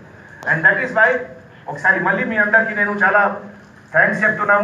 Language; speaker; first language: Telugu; non-native, fluent; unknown